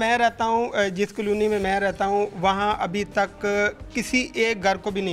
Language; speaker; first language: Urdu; non-native, local second language; Punjabi